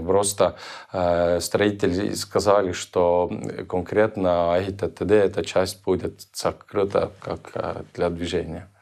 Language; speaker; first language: Russian; non-native, local second language; Estonian